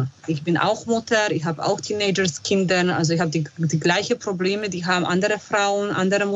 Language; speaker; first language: German; non-native, fluent; Polish